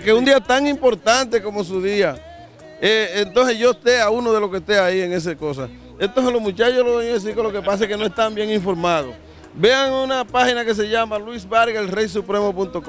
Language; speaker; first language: Spanish; native; Spanish